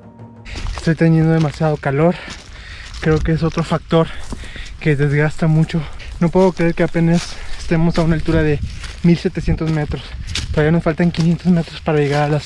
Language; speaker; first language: Spanish; native; Spanish